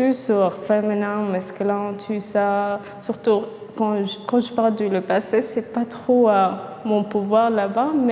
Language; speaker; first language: French; non-native, fluent; Arabic